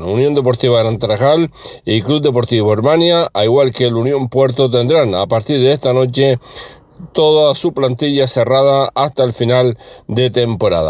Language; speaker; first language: Spanish; native; Spanish